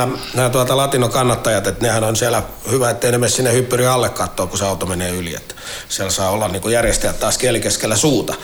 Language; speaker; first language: Finnish; native; Finnish